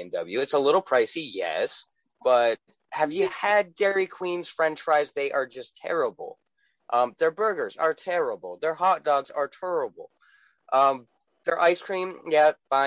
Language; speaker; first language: English; native; English